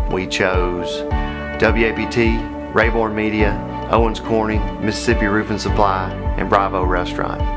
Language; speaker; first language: English; native; English